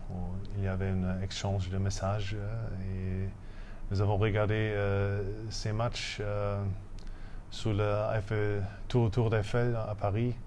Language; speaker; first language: French; non-native, fluent; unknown